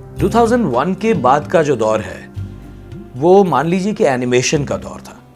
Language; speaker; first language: Hindi; non-native, local second language; Gujarati